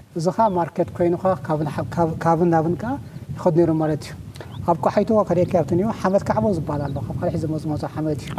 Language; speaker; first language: Tigrinya; non-native, local second language; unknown